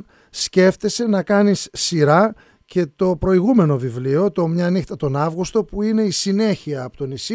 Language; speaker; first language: Greek; native; Greek